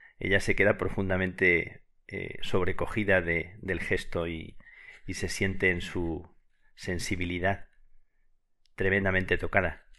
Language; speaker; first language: Spanish; native; Spanish